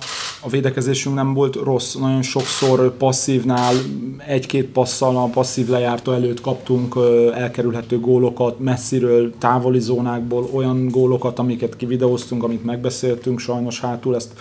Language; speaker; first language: Hungarian; native; Hungarian